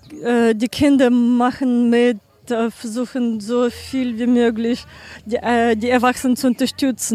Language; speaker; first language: German; non-native, learner; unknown